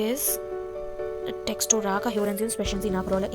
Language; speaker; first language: German; non-native, fluent; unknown